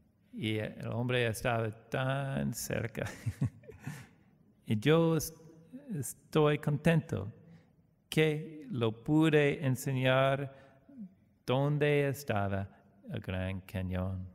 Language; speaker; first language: Spanish; non-native, learner; English